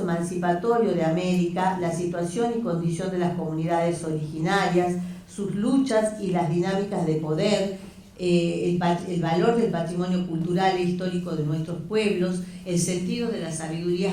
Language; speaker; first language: Spanish; native; Spanish